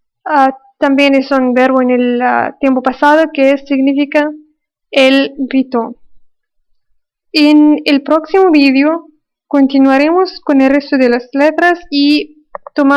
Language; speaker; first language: Spanish; non-native, fluent; Arabic